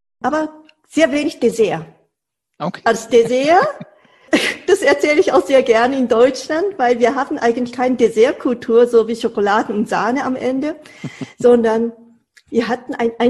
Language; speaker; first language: German; non-native, fluent; Japanese